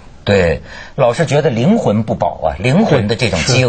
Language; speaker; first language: Chinese; native; Chinese